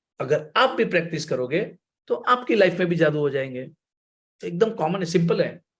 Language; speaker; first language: Hindi; non-native, local second language; Gujarati